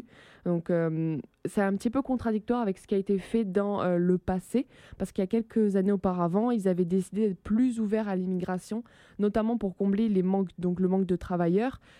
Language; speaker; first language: French; native; French